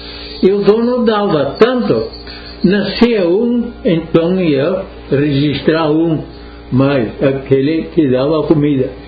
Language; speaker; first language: Portuguese; non-native, local second language; Italian